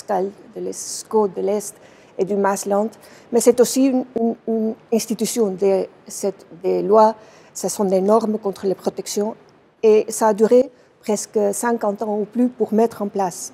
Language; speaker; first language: French; non-native, fluent; Dutch